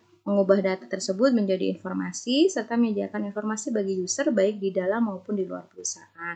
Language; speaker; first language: Indonesian; native; Indonesian